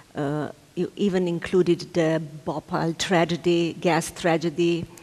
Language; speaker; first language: English; non-native, fluent; Slovenian